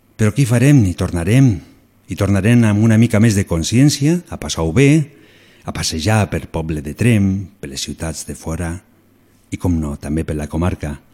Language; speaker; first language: Catalan; non-native, local second language; Spanish